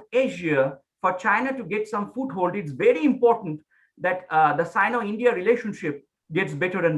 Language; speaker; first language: English; non-native, local second language; Bangla